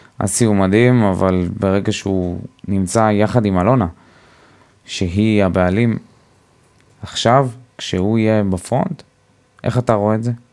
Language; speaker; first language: Hebrew; native; Hebrew